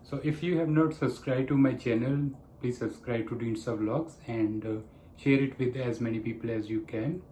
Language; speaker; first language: English; non-native, local second language; Punjabi